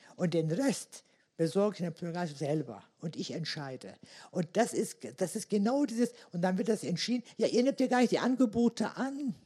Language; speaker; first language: German; early bilingual, other home language; Turkish